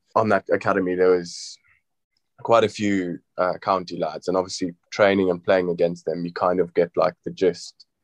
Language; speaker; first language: English; native; English